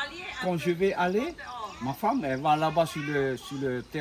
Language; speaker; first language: French; non-native, local second language; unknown